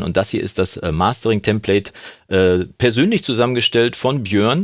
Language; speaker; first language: German; native; German